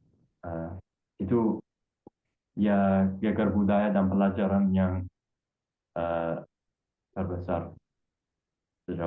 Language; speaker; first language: Indonesian; non-native, fluent; English